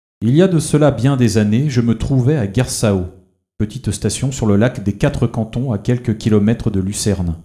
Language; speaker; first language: French; native; French